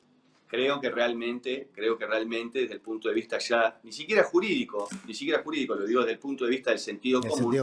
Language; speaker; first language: Spanish; native; Spanish